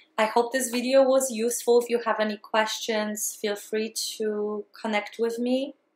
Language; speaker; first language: English; non-native, fluent; Polish